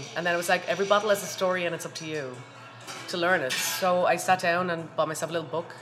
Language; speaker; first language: English; native; English